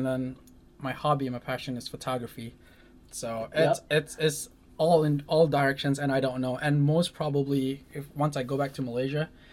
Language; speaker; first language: English; non-native, local second language; Malay